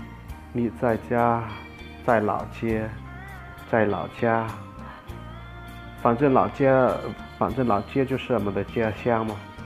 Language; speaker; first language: Chinese; non-native, fluent; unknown